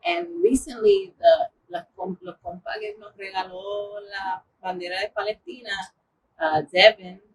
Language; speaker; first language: Spanish; early bilingual, heritage; English